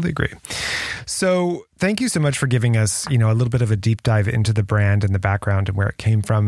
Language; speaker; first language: English; native; English